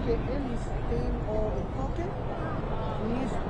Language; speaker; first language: Portuguese; non-native, learner; Spanish